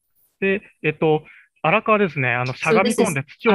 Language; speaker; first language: Japanese; native; Japanese